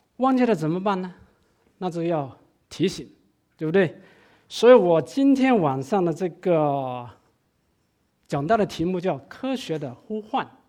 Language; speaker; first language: Chinese; non-native, local second language; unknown